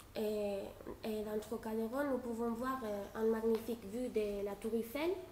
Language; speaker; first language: French; non-native, fluent; Spanish